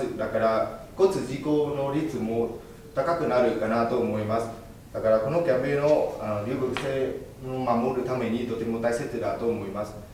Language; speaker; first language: Japanese; non-native, fluent; Vietnamese